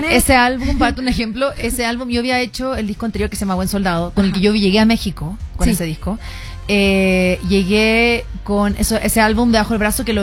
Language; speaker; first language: Spanish; native; Spanish